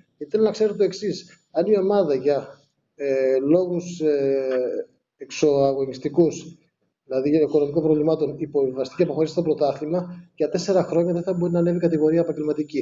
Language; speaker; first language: Greek; native; Greek